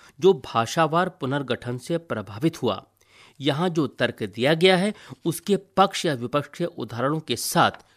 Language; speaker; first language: Hindi; native; Hindi